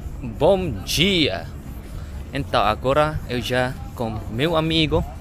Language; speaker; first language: Portuguese; non-native, learner; Indonesian